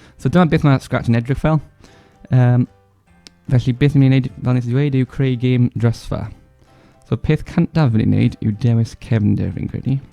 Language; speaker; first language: Welsh; non-native, local second language; English